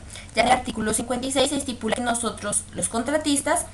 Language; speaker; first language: Spanish; native; Spanish